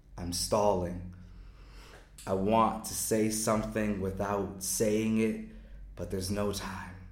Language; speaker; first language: English; native; English